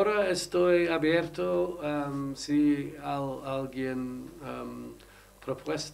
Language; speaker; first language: Spanish; non-native, learner; English